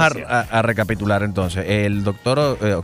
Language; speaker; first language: Spanish; native; Spanish